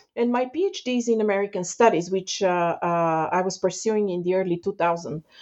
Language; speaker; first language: English; non-native, fluent; Bulgarian